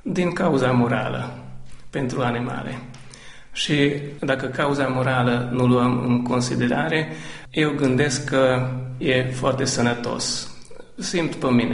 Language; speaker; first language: Romanian; non-native, local second language; Hungarian